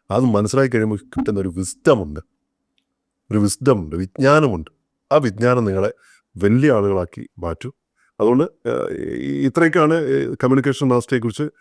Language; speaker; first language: Malayalam; native; Malayalam